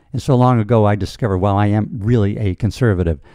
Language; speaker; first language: English; native; English